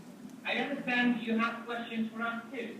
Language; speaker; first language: English; non-native, fluent; Spanish